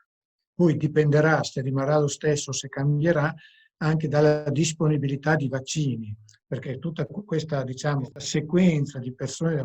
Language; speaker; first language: Italian; native; Italian